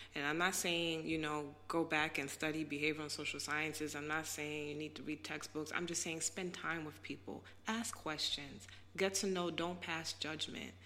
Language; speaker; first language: English; native; English